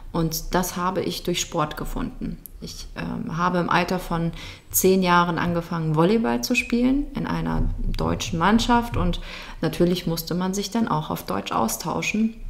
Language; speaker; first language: German; early bilingual, other home language; Russian